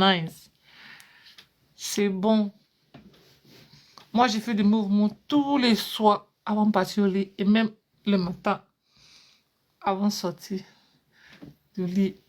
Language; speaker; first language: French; non-native, fluent; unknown